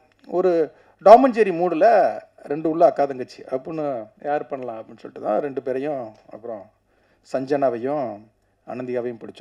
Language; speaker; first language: Tamil; native; Tamil